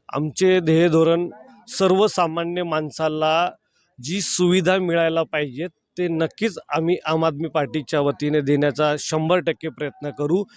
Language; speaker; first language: Marathi; native; Marathi